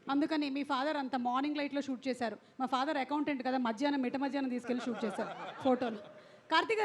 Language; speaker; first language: Telugu; native; Telugu